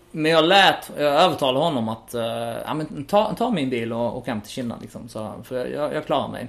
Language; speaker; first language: Swedish; native; Swedish